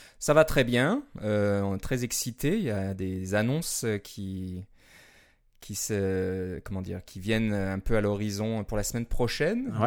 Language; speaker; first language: French; native; French